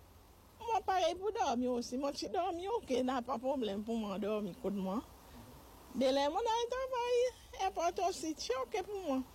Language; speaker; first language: French; non-native, local second language; Seselwa Creole French